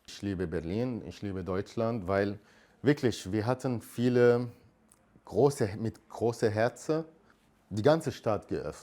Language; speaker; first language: German; non-native, learner; Arabic